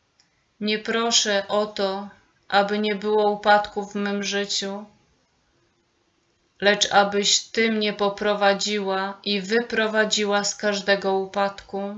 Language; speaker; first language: Polish; native; Polish